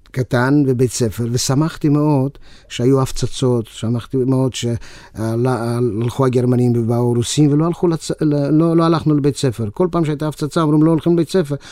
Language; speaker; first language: Hebrew; non-native, fluent; Yiddish